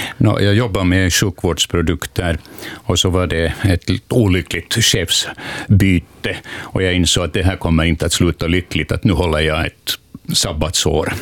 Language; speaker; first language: Swedish; native; Swedish